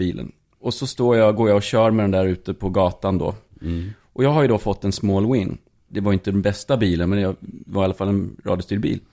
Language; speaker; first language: Swedish; native; Swedish